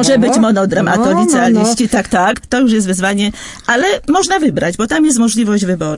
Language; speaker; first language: Polish; native; Polish